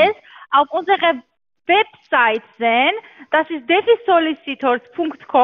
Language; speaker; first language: German; non-native, learner; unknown